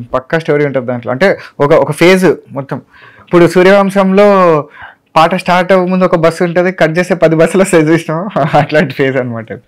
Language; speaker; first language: Telugu; native; Telugu